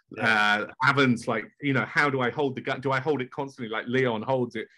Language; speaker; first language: English; native; English